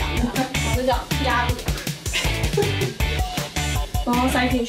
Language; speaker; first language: Chinese; native; Chinese